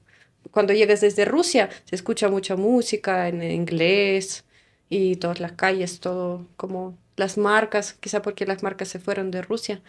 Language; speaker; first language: Spanish; non-native, fluent; Russian